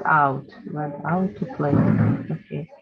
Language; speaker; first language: English; non-native, learner; Russian